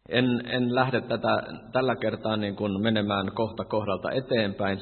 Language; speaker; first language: Finnish; native; Finnish